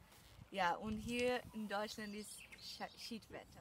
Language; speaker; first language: German; non-native, fluent; Portuguese